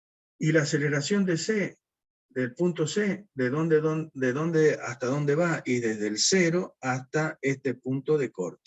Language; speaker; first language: Spanish; native; Spanish